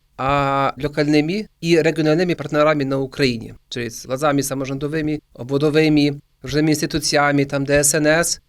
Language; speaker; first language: Polish; early bilingual, heritage; Polish